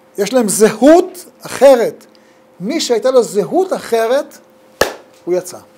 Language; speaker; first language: Hebrew; native; Hebrew